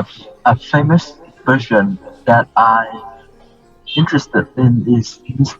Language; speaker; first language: English; non-native, learner; Vietnamese